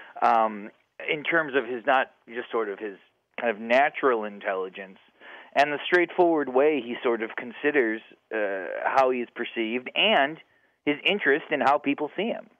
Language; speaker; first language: English; native; English